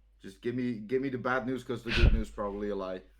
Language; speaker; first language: English; non-native, fluent; Dutch